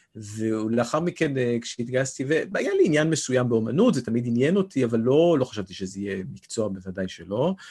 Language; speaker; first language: Hebrew; native; Hebrew